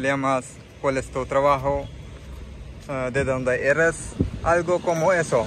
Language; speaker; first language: Spanish; non-native, learner; Malayalam